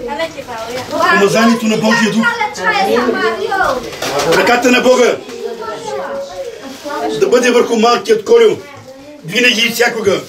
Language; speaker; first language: Bulgarian; non-native, local second language; Romany